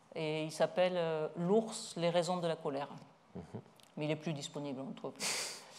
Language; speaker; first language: French; native; French